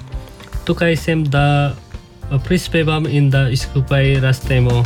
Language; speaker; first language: Slovenian; non-native, learner; Nepali